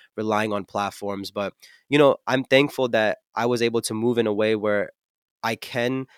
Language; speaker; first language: English; native; English